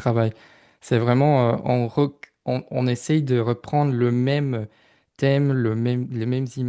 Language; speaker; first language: French; non-native, fluent; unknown